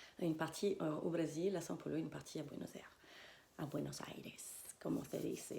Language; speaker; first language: French; non-native, fluent; Spanish